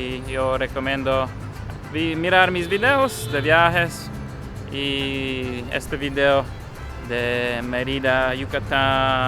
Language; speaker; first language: Spanish; non-native, learner; English